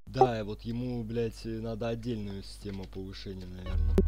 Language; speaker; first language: Russian; native; Russian